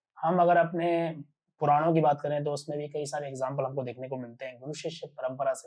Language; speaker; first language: Hindi; native; Hindi